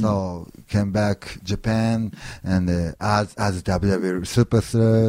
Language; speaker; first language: English; non-native, learner; Japanese